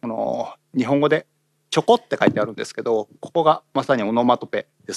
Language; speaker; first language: Japanese; native; Japanese